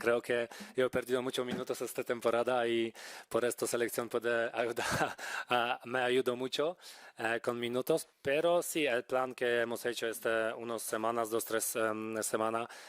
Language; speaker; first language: Spanish; non-native, fluent; Polish